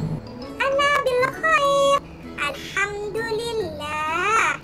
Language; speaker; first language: Arabic; non-native, learner; Malay